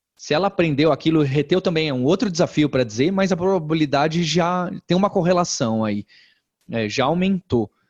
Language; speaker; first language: Portuguese; native; Portuguese